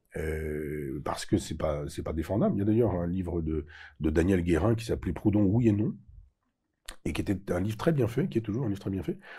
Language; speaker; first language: French; native; French